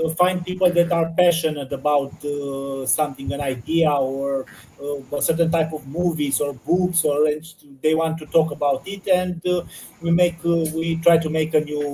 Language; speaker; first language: English; non-native, learner; Romanian